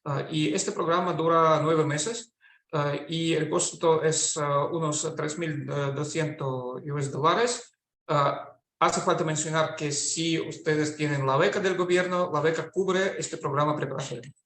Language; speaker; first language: Spanish; non-native, fluent; Russian